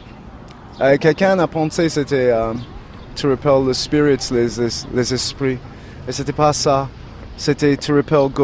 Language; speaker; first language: French; non-native, learner; English